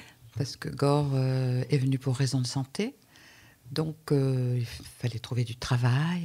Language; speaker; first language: French; native; French